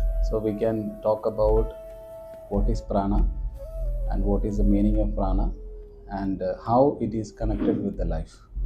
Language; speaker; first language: English; non-native, local second language; Malayalam